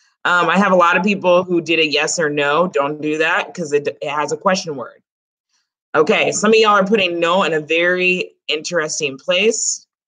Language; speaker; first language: English; early bilingual, other home language; Spanish